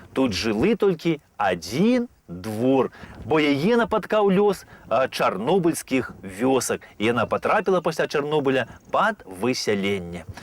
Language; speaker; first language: Belarusian; native; Belarusian